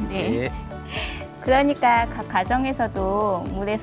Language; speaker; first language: Korean; native; Korean